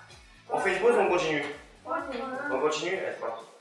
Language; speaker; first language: French; native; French